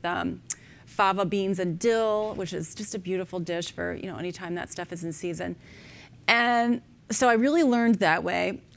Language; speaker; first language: English; native; English